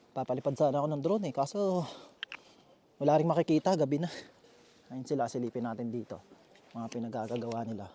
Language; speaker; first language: Filipino; native; Filipino